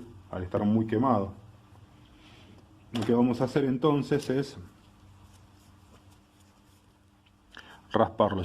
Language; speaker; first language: Spanish; native; Spanish